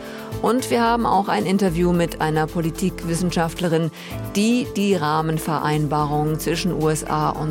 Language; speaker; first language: German; native; German